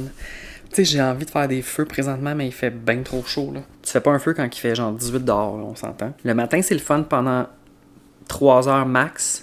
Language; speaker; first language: French; native; French